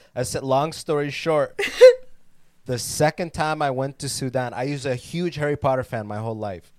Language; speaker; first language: English; native; English